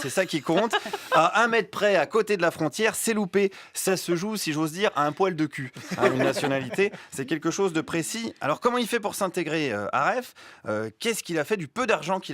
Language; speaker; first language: French; native; French